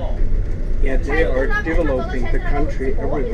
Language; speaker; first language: English; non-native, fluent; German